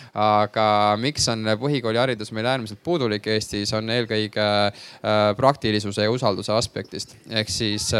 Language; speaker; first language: Estonian; native; Estonian